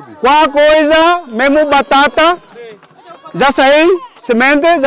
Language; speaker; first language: Portuguese; non-native, learner; Vietnamese